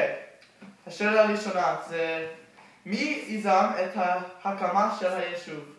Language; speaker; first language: Hebrew; non-native, learner; English